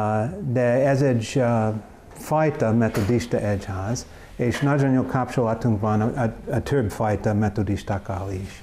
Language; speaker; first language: Hungarian; non-native, learner; English